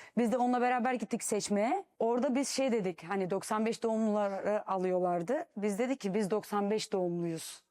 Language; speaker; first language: Turkish; native; Turkish